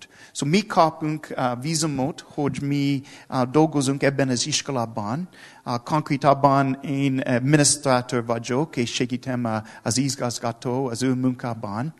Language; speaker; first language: Hungarian; non-native, learner; English